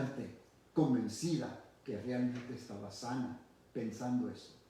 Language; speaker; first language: Spanish; early bilingual, heritage; Spanish